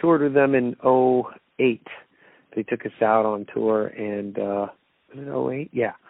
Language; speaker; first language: English; native; English